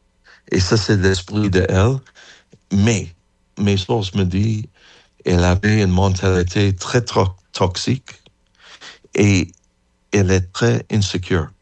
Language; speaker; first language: French; non-native, fluent; English